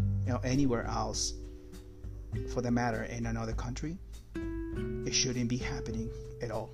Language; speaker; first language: English; non-native, fluent; Spanish